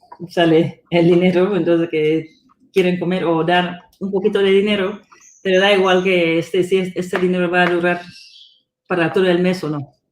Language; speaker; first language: Spanish; non-native, fluent; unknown